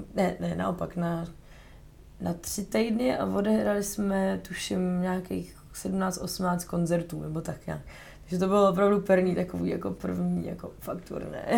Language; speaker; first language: Czech; native; Czech